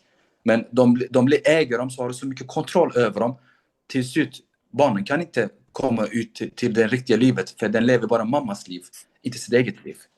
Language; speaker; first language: Swedish; non-native, local second language; Kurdish